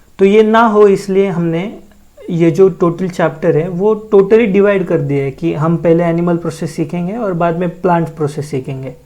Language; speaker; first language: Hindi; non-native, local second language; Marathi